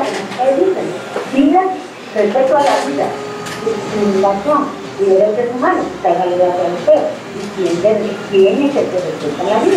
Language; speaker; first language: Spanish; native; Spanish